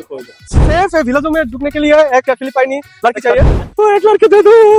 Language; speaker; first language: Hindi; non-native, learner; Bangla